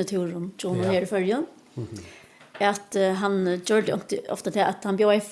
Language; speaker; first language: Danish; non-native, local second language; Faroese